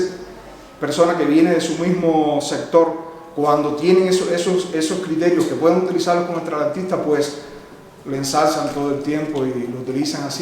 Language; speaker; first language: Spanish; native; Spanish